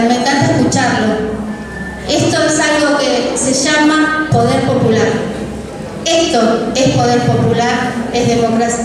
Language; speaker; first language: Spanish; native; Spanish